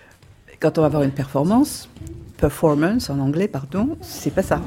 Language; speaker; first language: French; native; French